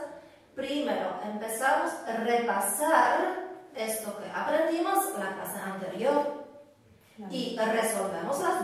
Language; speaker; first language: Spanish; non-native, fluent; Polish